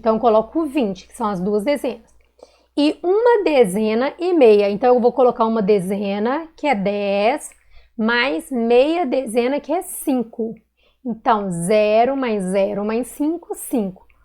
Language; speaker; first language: Portuguese; native; Portuguese